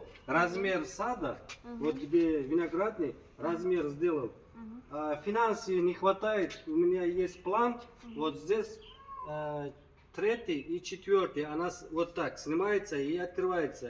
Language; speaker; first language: Russian; non-native, local second language; Uzbek